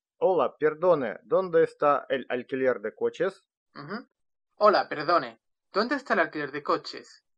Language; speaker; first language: Spanish; non-native, learner; Russian